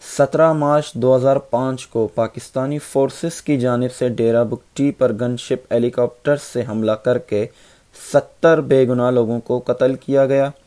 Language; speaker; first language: Urdu; non-native, local second language; Baluchi